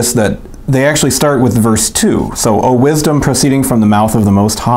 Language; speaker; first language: English; native; English